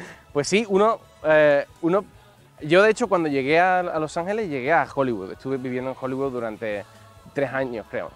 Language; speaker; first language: Spanish; native; Spanish